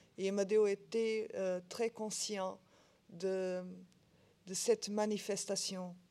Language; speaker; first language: French; non-native, learner; Portuguese